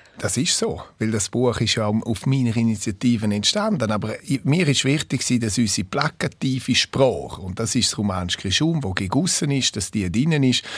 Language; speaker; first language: German; non-native, local second language; Romansh